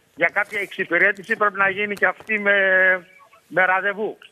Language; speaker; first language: Greek; native; Greek